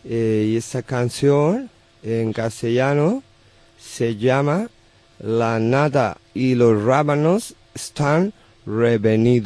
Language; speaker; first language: Spanish; non-native, learner; English